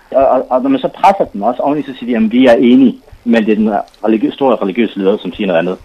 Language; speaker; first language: Danish; non-native, fluent; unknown